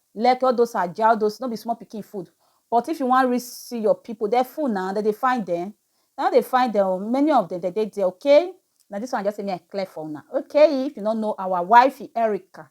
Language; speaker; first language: Nigerian Pidgin; native; Nigerian Pidgin